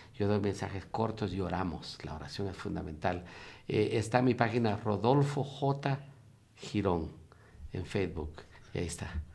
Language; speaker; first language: Spanish; native; Spanish